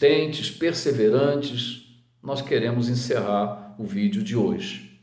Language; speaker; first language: Portuguese; native; Portuguese